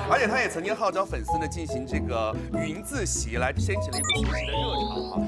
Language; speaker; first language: Chinese; native; Chinese